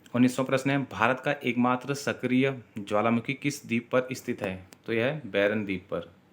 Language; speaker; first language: Hindi; native; Hindi